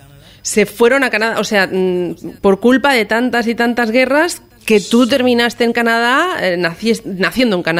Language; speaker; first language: Spanish; native; Spanish